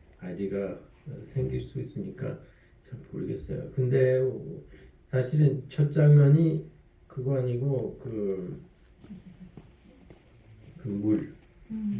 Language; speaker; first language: Korean; early bilingual, heritage; French